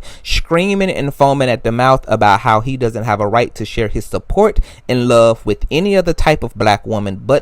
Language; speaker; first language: English; native; English